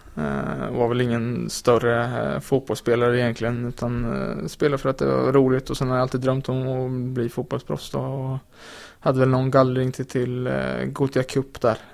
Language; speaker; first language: Swedish; native; Swedish